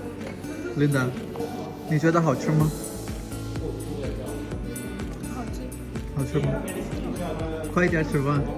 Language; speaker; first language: Chinese; non-native, learner; Urdu